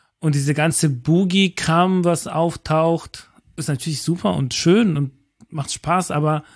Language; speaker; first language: German; non-native, fluent; Portuguese